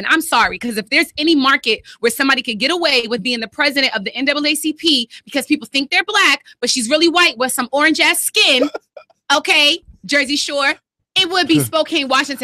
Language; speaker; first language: English; native; English